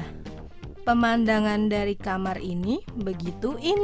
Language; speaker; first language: Indonesian; non-native, learner; Arabic